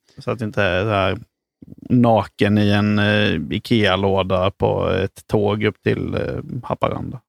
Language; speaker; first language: Swedish; native; Swedish